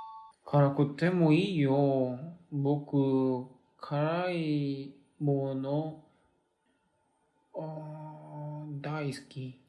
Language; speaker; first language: Japanese; non-native, learner; Korean